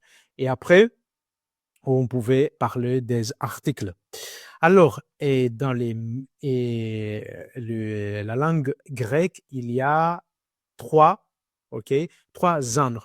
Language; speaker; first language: French; non-native, learner; Greek